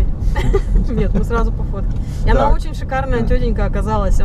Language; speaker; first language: Russian; native; Russian